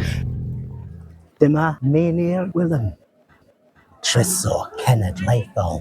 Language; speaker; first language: Welsh; non-native, learner; English